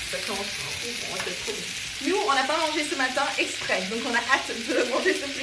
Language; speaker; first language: French; non-native, fluent; English